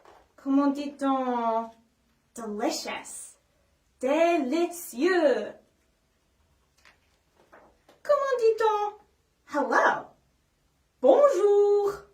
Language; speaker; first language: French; non-native, fluent; English